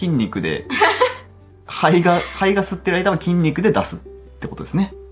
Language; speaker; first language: Japanese; native; Japanese